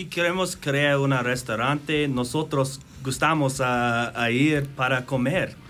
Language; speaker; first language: Spanish; non-native, learner; English